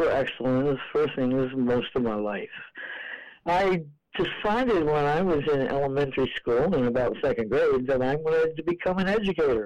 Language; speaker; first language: English; native; English